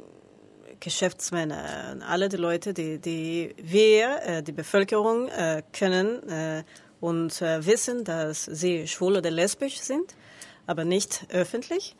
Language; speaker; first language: German; non-native, learner; Spanish